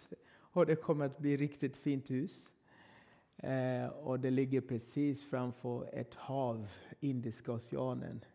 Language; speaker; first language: Swedish; non-native, fluent; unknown